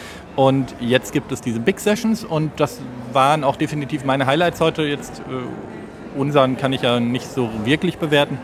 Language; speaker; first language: German; native; German